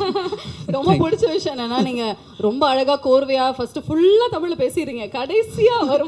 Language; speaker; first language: Tamil; native; Tamil